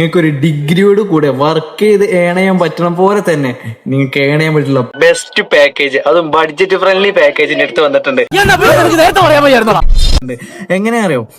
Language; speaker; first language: Malayalam; native; Malayalam